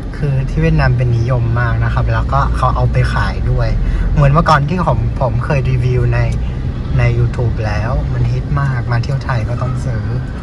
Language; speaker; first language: Thai; non-native, fluent; Vietnamese